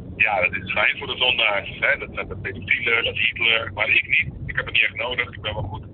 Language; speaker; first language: Dutch; early bilingual, other home language; Indonesian